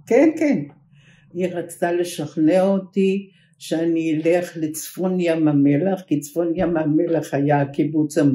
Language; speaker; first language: Hebrew; early bilingual, other home language; German